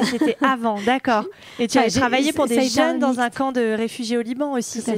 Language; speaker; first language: French; native; French